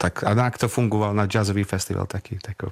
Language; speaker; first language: Czech; non-native, fluent; English